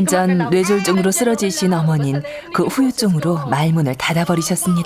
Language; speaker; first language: Korean; native; Korean